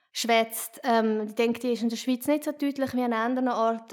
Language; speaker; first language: German; native; German